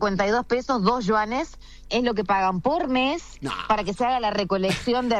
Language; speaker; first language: Spanish; native; Spanish